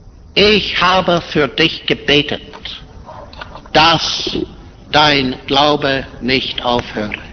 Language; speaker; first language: German; non-native, fluent; English